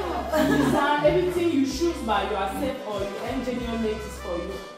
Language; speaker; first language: English; non-native, learner; French